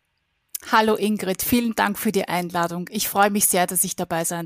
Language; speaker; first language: German; native; German